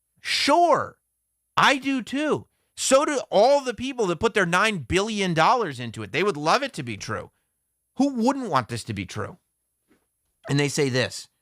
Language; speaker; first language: English; native; English